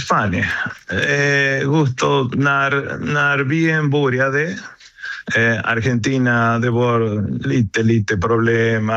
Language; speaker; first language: Swedish; non-native, learner; Spanish